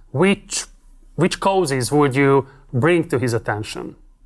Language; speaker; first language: English; non-native, fluent; Hungarian